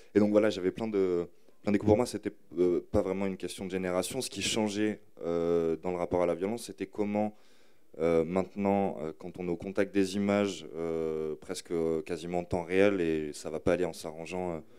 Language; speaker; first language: French; native; French